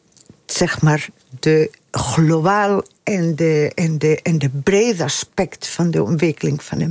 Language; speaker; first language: Dutch; non-native, fluent; Spanish